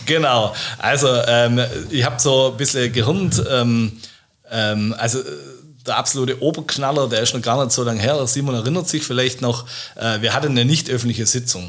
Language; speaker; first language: German; native; German